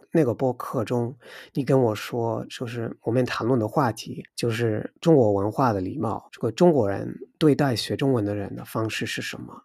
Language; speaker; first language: Chinese; non-native, fluent; English